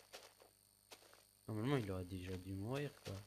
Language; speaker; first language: French; native; French